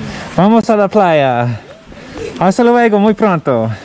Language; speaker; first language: Spanish; non-native, learner; English